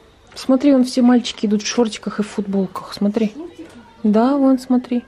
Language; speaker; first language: Russian; native; Russian